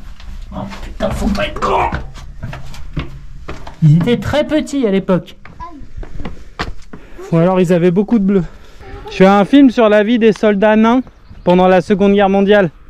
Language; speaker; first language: French; native; French